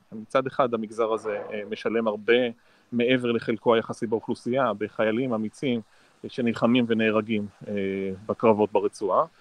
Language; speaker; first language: Hebrew; native; Hebrew